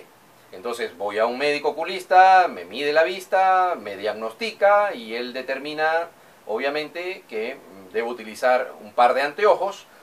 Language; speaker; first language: Spanish; native; Spanish